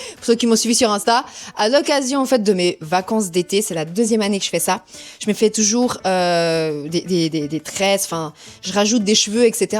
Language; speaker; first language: French; early bilingual, other home language; Portuguese